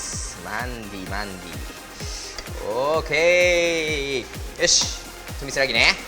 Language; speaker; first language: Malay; non-native, learner; Japanese